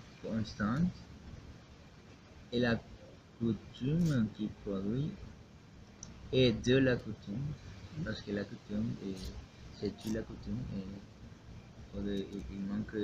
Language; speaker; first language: French; non-native, learner; Spanish